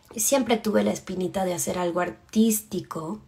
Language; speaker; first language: Spanish; native; Spanish